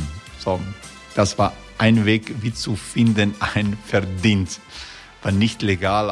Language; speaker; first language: German; non-native, learner; Croatian